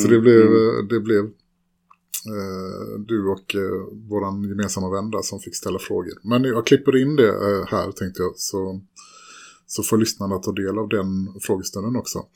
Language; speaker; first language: Swedish; native; Swedish